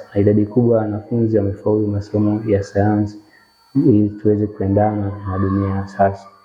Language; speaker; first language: Swahili; native; Swahili